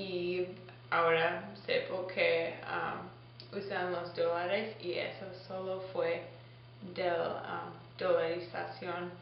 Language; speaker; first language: Spanish; non-native, learner; English